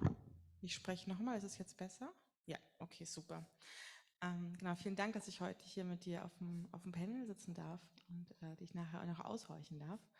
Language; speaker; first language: German; native; German